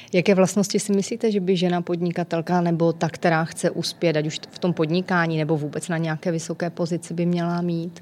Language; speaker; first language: Czech; native; Czech